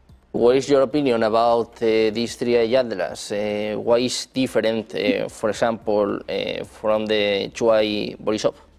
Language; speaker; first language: English; non-native, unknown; Spanish